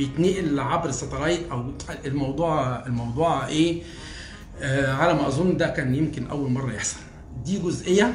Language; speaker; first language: Arabic; native; Arabic